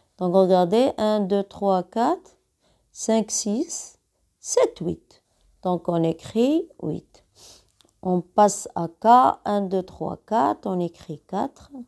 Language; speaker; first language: French; non-native, local second language; Arabic